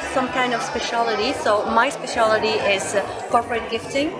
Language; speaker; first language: English; non-native, fluent; French